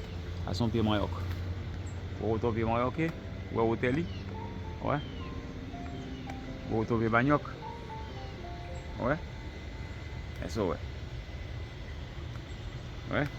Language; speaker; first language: French; non-native, learner; Haitian Creole